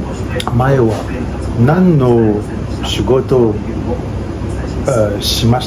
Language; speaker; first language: Japanese; non-native, learner; French